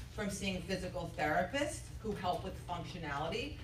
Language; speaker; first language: English; native; English